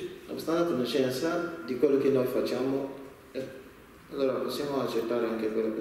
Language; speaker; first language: Italian; non-native, learner; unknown